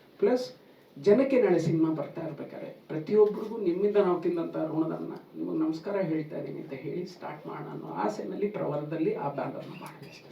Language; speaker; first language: Kannada; native; Kannada